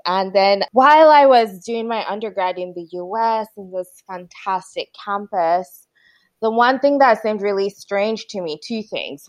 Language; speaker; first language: English; non-native, local second language; Yoruba